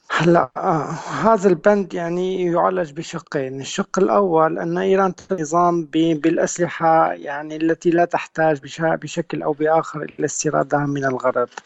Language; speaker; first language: Arabic; native; Arabic